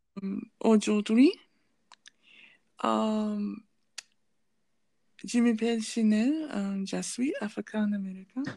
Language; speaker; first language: French; non-native, learner; English